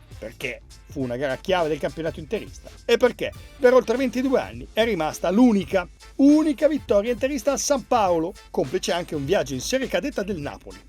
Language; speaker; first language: Italian; native; Italian